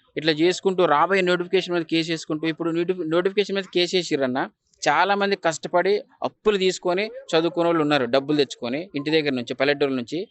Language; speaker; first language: Telugu; native; Telugu